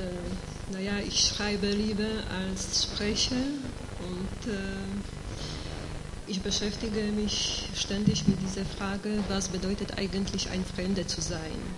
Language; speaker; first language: German; non-native, fluent; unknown